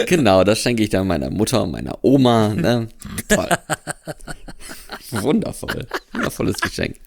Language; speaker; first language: German; native; German